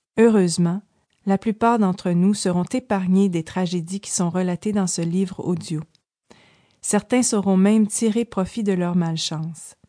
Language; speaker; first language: French; native; French